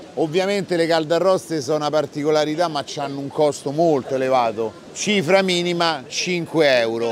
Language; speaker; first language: Italian; native; Italian